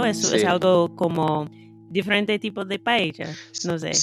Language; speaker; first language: Spanish; non-native, fluent; English